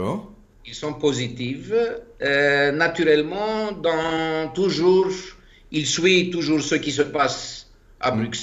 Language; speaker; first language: French; non-native, fluent; Greek